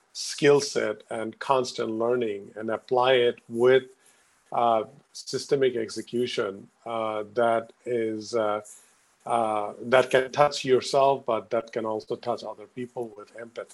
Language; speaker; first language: English; non-native, local second language; Bangla